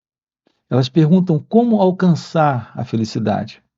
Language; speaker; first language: Portuguese; native; Portuguese